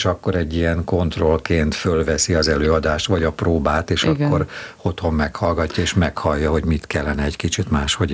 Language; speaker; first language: Hungarian; native; Hungarian